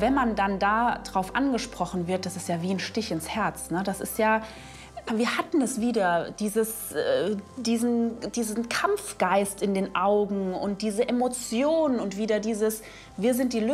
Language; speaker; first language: German; native; German